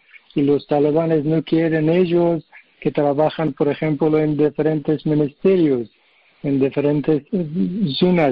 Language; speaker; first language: Spanish; non-native, learner; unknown